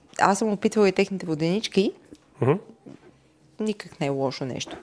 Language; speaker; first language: Bulgarian; native; Bulgarian